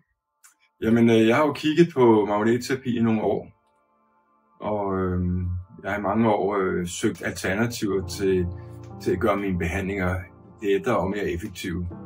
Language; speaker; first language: Danish; native; Danish